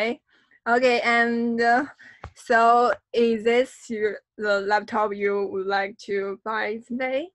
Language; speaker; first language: English; non-native, fluent; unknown